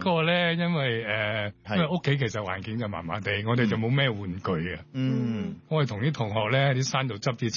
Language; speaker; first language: Cantonese; native; Cantonese